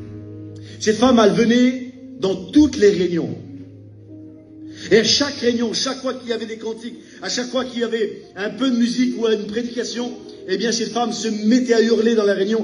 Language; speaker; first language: French; native; French